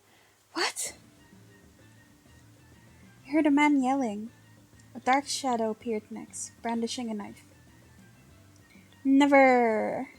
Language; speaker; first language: English; native; English